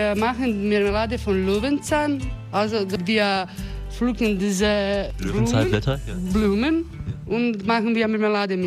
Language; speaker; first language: German; non-native, fluent; Croatian